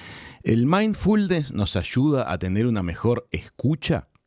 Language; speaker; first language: Spanish; native; Spanish